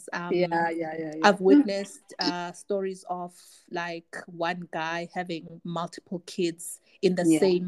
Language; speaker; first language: English; non-native, local second language; Zulu